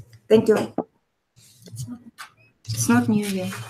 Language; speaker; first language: English; non-native, fluent; Uzbek